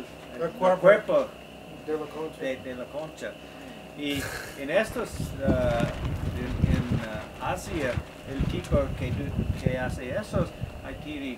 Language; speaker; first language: Spanish; non-native, learner; English